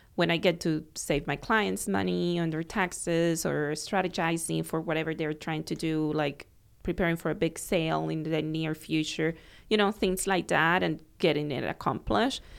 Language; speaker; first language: English; non-native, fluent; Spanish